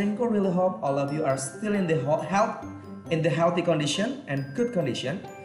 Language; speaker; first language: English; non-native, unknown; Indonesian